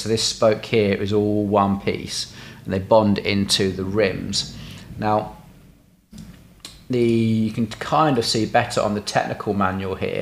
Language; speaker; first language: English; native; English